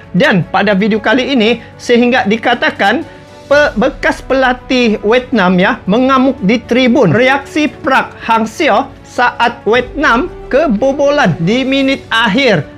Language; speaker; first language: Malay; native; Malay